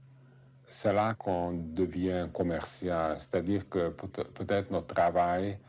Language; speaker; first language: French; non-native, fluent; Hungarian